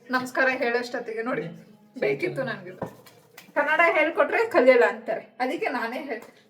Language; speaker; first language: Kannada; non-native, local second language; Hindi